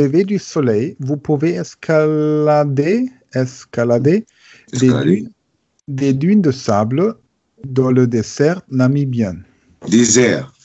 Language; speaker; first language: French; non-native, learner; German